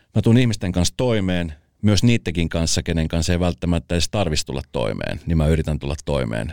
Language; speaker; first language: Finnish; early bilingual, other home language; Spanish